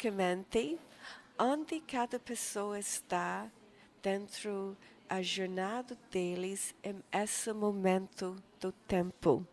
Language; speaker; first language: Portuguese; non-native, fluent; English